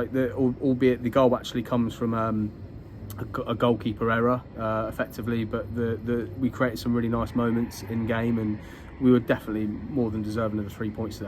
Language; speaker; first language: English; native; English